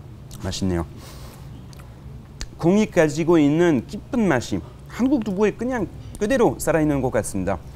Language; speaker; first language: Korean; non-native, fluent; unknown